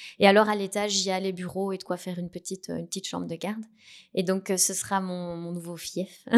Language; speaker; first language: French; native; French